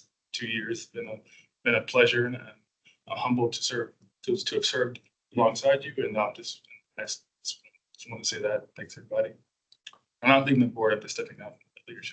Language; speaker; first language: English; native; English